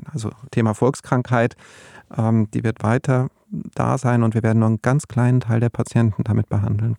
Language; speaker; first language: German; native; German